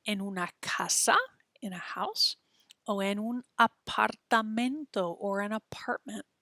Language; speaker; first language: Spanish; non-native, fluent; English